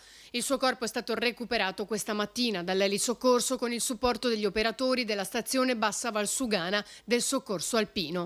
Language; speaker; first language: Italian; native; Italian